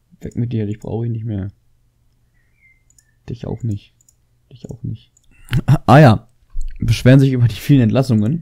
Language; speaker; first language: German; native; German